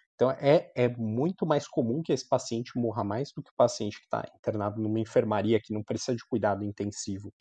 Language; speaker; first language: Portuguese; native; Portuguese